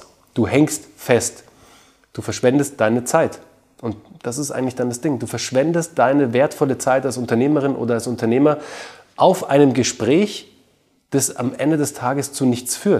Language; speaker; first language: German; native; German